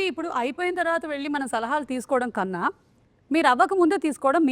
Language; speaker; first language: Telugu; non-native, local second language; Malayalam